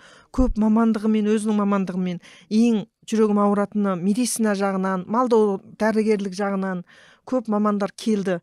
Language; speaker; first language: Kazakh; early bilingual, heritage; Kazakh